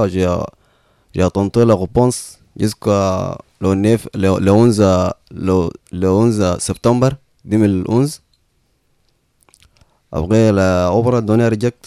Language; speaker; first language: French; non-native, learner; Arabic